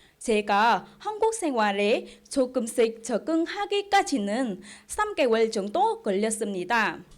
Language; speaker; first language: Korean; non-native, fluent; Vietnamese